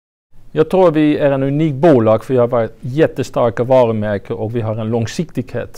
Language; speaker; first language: Swedish; non-native, fluent; French